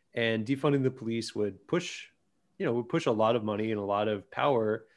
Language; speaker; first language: English; early bilingual, other home language; Greek